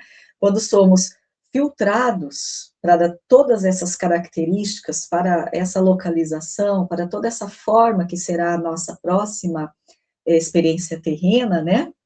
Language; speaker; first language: Portuguese; native; Portuguese